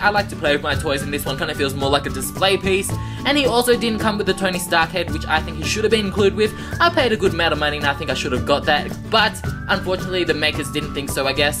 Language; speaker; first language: English; native; English